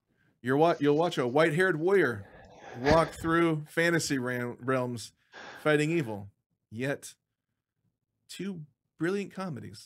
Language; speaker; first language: English; native; English